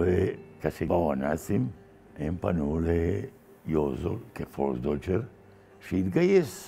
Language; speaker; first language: Hebrew; non-native, fluent; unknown